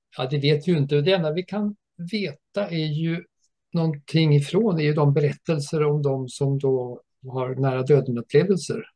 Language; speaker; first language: Swedish; early bilingual, other home language; English